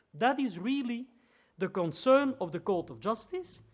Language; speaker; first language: English; non-native, fluent; Dutch